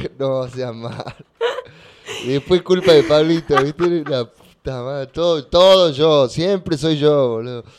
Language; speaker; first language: Spanish; native; Spanish